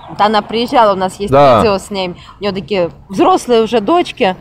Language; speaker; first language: Russian; native; Russian